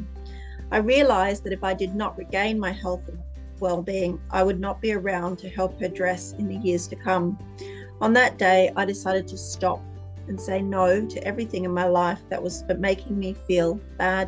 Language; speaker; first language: English; native; English